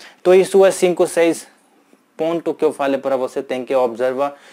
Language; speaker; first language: Portuguese; non-native, learner; Hindi